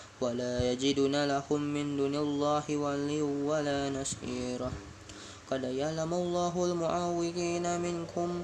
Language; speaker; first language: Arabic; non-native, learner; Indonesian